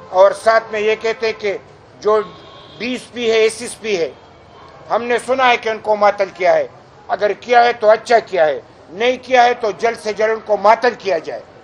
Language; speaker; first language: Urdu; non-native, local second language; Pashto